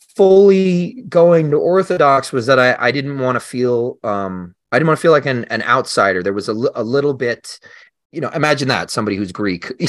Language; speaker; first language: English; native; English